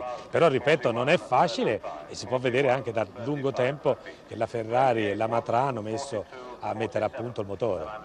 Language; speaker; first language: Italian; native; Italian